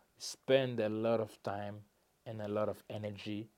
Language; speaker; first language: English; non-native, fluent; French